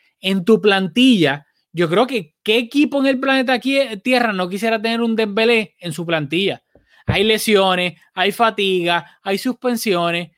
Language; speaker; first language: Spanish; native; Spanish